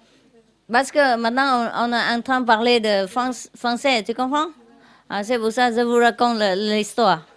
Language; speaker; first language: French; non-native, learner; Vietnamese